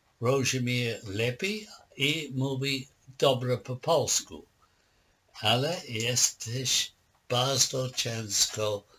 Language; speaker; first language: Polish; non-native, learner; English